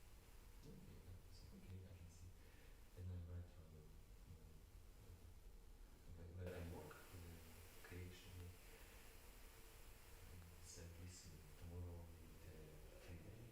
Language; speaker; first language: English; non-native, learner; Russian